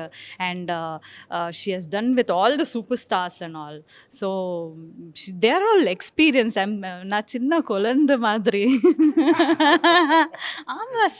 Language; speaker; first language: Tamil; non-native, learner; Kannada